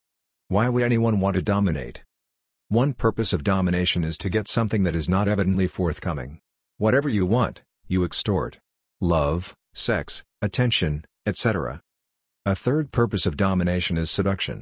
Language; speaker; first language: English; non-native, fluent; Hungarian